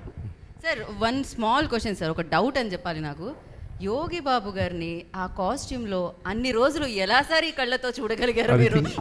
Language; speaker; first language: Telugu; native; Telugu